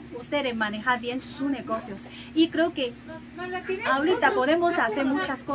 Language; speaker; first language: Spanish; non-native, learner; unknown